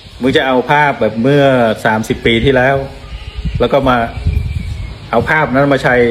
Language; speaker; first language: Thai; non-native, fluent; Khmer